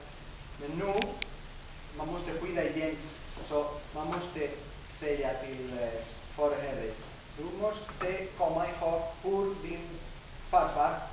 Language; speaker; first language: Swedish; non-native, learner; Spanish